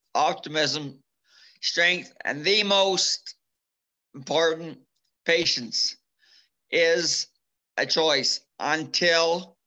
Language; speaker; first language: English; native; English